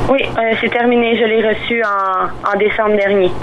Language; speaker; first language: French; native; French